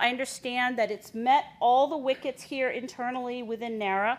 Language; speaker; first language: English; native; English